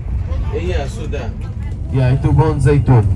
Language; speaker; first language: Indonesian; non-native, fluent; Arabic